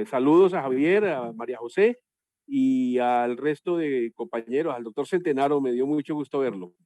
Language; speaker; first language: Spanish; native; Spanish